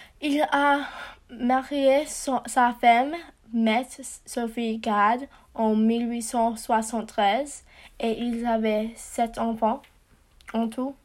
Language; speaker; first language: French; non-native, learner; English